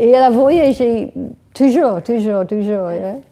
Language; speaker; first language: French; non-native, learner; English